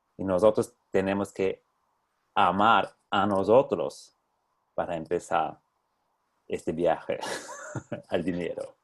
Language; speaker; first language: Spanish; non-native, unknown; German